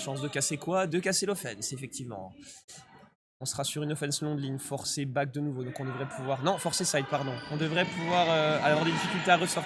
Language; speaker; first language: French; native; French